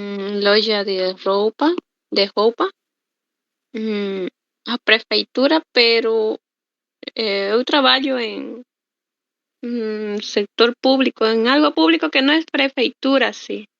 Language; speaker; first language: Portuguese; non-native, learner; Spanish